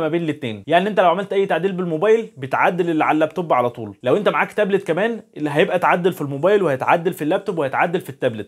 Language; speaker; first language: Arabic; native; Arabic